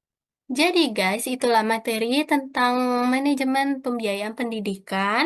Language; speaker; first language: Indonesian; native; Indonesian